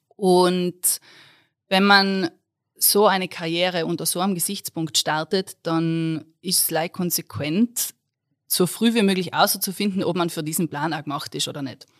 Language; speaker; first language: German; native; German